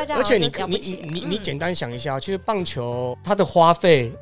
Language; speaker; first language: Chinese; non-native, local second language; Min Nan Chinese